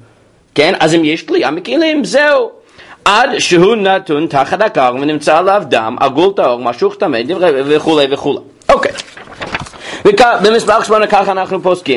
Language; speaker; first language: Hebrew; non-native, fluent; English